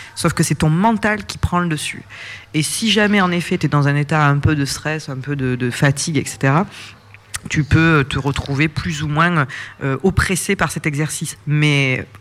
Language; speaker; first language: French; native; French